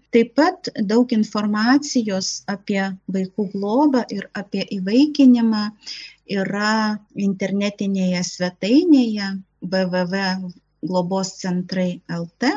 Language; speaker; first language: Lithuanian; native; Lithuanian